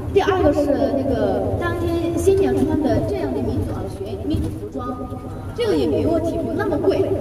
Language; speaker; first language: Chinese; non-native, fluent; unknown